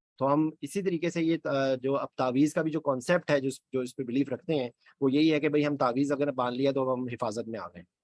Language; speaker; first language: Urdu; native; Urdu